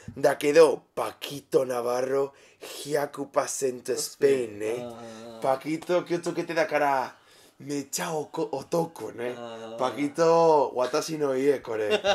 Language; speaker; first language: Japanese; non-native, learner; Spanish